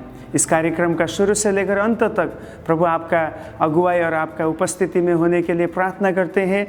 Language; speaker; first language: Hindi; non-native, local second language; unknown